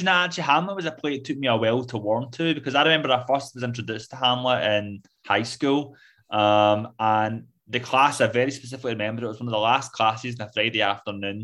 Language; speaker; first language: English; native; English